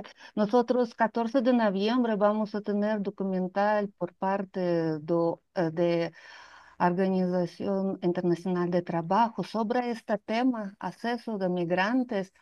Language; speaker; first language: Spanish; non-native, fluent; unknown